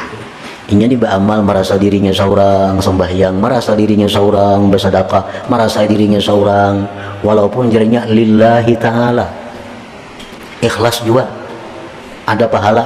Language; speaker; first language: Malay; non-native, local second language; Banjar